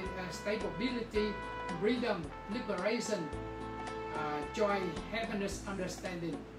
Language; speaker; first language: English; non-native, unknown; Vietnamese